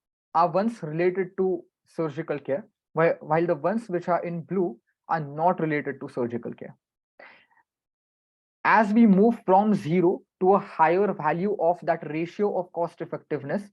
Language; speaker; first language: English; non-native, local second language; Marathi